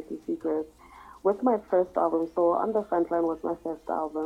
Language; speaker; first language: English; non-native, local second language; Southern Sotho